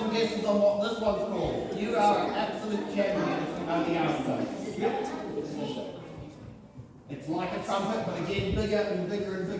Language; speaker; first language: English; native; English